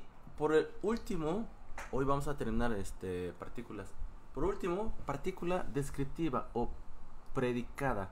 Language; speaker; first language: Spanish; non-native, fluent; Korean